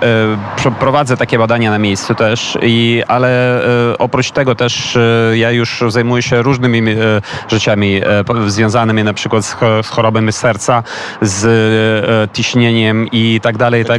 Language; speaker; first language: Polish; non-native, fluent; Ukrainian